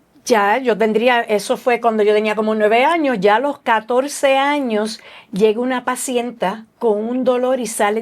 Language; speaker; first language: Spanish; native; Spanish